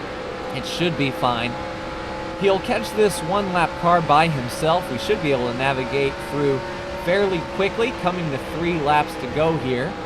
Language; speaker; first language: English; native; English